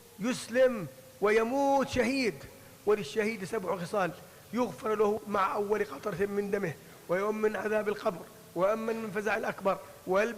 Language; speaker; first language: Arabic; native; Arabic